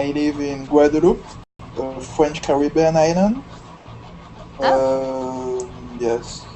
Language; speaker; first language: English; non-native, fluent; French